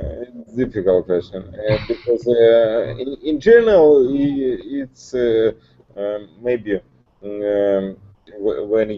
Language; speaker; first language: English; non-native, learner; Russian